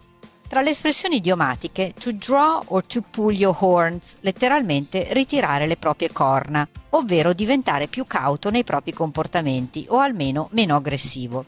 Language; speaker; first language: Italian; native; Italian